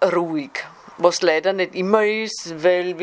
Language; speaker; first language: German; native; German